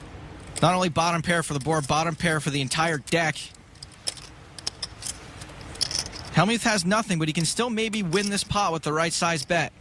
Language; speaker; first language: English; native; English